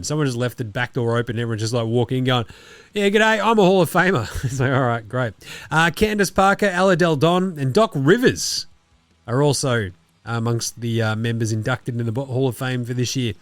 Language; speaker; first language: English; native; English